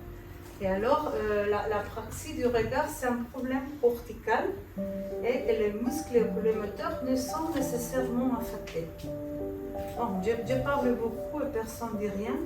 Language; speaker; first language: French; non-native, fluent; Spanish